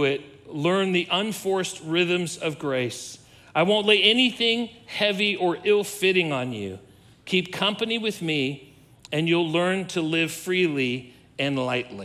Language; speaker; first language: English; native; English